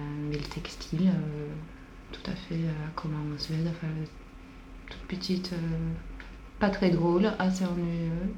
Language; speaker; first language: French; non-native, fluent; Swedish